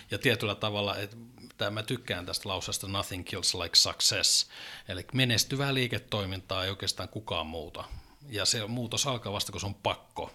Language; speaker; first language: Finnish; native; Finnish